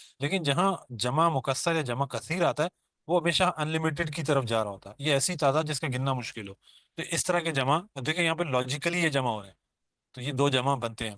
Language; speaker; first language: Urdu; non-native, local second language; Baluchi